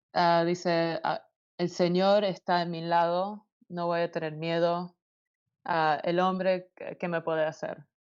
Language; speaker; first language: Spanish; early bilingual, heritage; Spanish